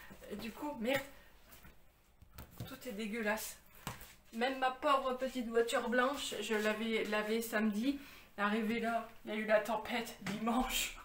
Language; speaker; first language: French; native; French